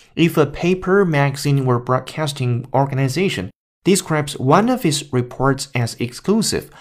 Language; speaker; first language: English; non-native, fluent; Chinese